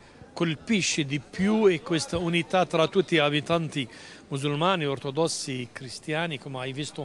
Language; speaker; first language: Italian; non-native, fluent; Arabic